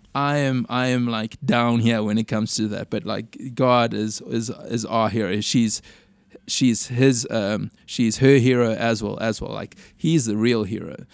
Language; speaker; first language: English; native; English